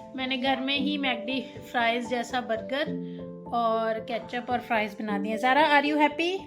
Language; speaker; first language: Urdu; non-native, local second language; Punjabi